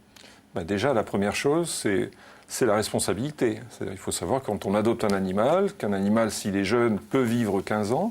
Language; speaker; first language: French; native; French